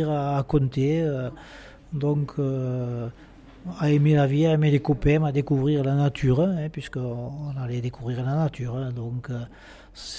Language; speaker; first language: French; native; French